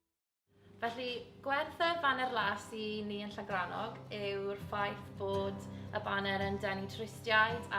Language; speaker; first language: Welsh; native; Welsh